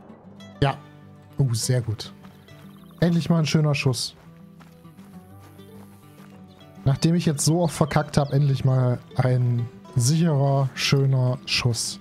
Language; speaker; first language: German; native; German